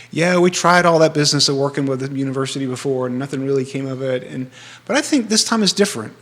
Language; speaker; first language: English; native; English